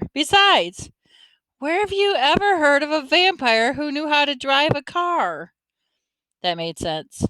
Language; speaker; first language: English; native; English